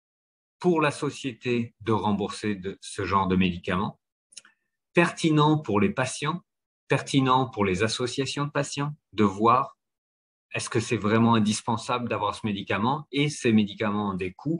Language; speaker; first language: French; native; French